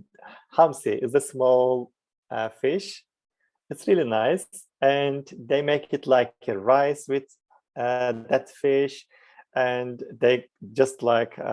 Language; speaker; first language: English; non-native, fluent; Turkish